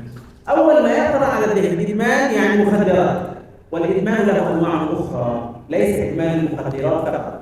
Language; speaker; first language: Arabic; native; Arabic